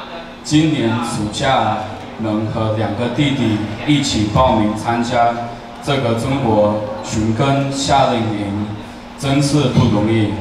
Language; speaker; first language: Chinese; early bilingual, heritage; Chinese